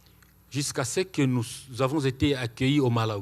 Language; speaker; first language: French; non-native, local second language; Swahili